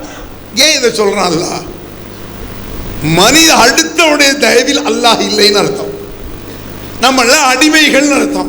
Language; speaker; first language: Tamil; native; Tamil